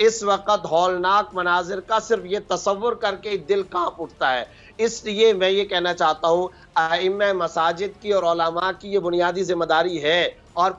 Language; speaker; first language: Urdu; native; Urdu